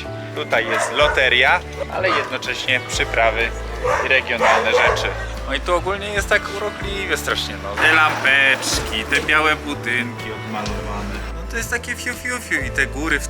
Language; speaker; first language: Polish; native; Polish